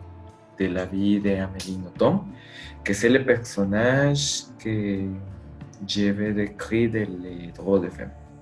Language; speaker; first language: French; non-native, learner; Spanish